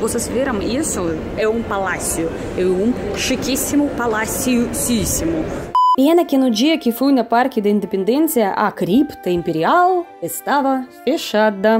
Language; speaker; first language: Portuguese; non-native, fluent; Russian